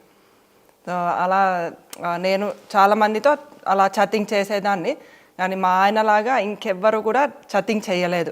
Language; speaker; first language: Telugu; non-native, fluent; Finnish